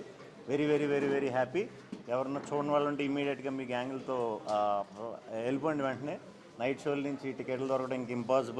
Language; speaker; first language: Telugu; native; Telugu